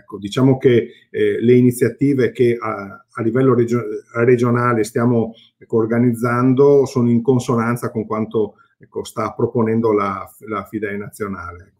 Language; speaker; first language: Italian; native; Italian